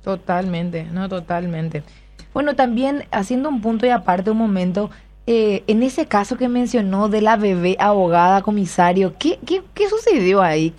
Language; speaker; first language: Spanish; native; Spanish